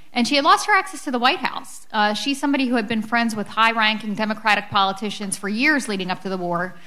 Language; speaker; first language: English; native; English